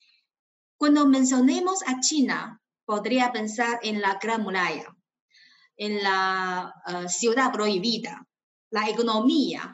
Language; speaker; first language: Spanish; non-native, fluent; Chinese